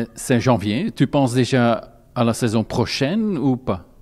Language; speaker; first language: French; non-native, local second language; Dutch